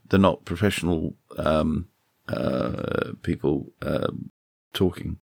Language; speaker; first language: English; native; English